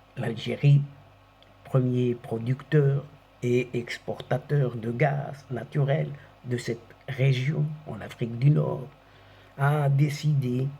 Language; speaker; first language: French; non-native, local second language; Arabic